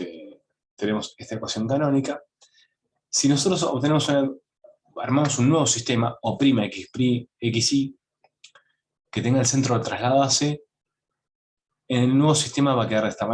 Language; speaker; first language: Spanish; native; Spanish